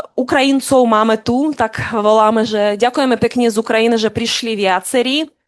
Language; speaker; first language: Slovak; non-native, fluent; Ukrainian